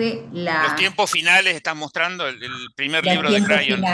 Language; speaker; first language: Spanish; native; Spanish